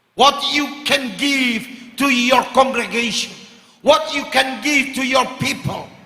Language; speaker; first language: English; non-native, learner; Indonesian